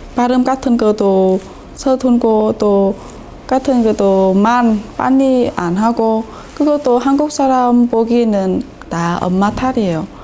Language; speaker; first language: Korean; non-native, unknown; Vietnamese